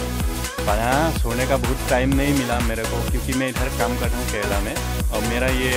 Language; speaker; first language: Hindi; non-native, local second language; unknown